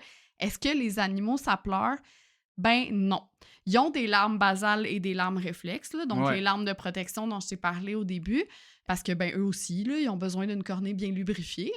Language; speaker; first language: French; native; French